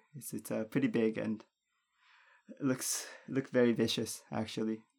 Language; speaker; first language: English; non-native, fluent; Japanese